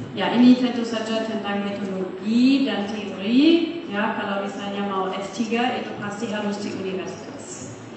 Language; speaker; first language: Indonesian; non-native, fluent; German